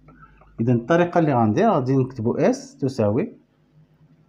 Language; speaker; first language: Arabic; native; Arabic